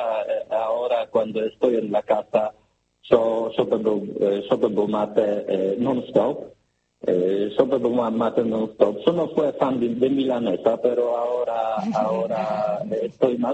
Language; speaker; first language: Spanish; non-native, learner; Polish